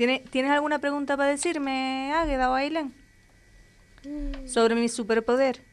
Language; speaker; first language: Spanish; native; Spanish